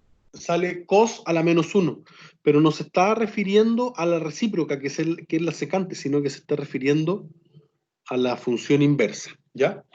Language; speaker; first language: Spanish; native; Spanish